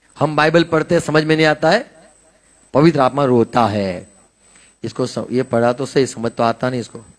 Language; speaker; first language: Hindi; non-native, local second language; Gujarati